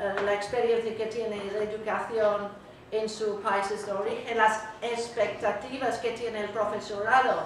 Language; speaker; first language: Spanish; non-native, fluent; English